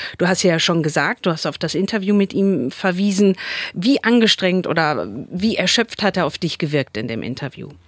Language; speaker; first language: German; native; German